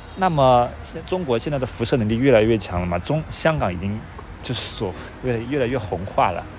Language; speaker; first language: Chinese; native; Chinese